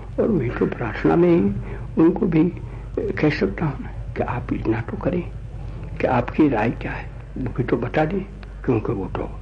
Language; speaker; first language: Hindi; non-native, local second language; Gujarati